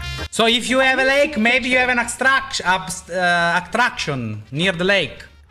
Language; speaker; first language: English; non-native, fluent; Italian